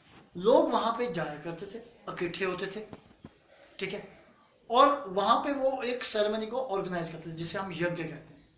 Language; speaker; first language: Hindi; native; Hindi